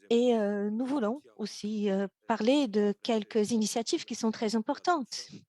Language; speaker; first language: French; non-native, fluent; Portuguese